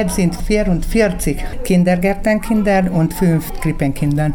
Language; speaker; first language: German; early bilingual, heritage; German